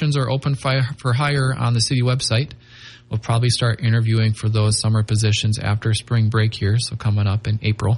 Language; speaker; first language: English; native; English